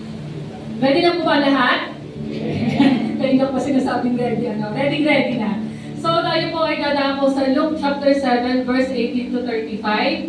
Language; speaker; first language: Filipino; native; Filipino